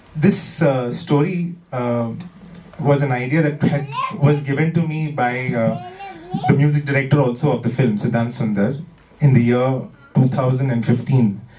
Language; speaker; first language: English; non-native, local second language; Malayalam